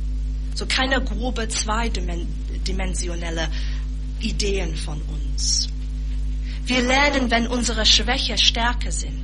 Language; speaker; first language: German; non-native, fluent; English